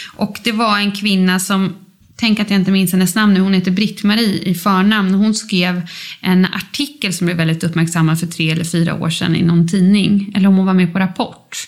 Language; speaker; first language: Swedish; native; Swedish